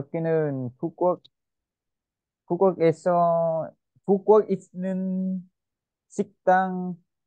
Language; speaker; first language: Korean; non-native, learner; Vietnamese